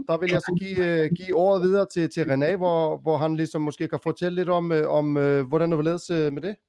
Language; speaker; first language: Danish; native; Danish